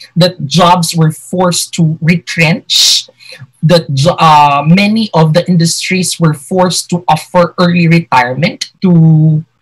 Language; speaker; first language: English; non-native, local second language; Hiligaynon